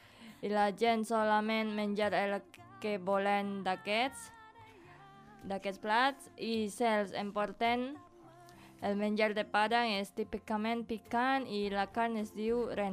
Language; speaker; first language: Catalan; non-native, learner; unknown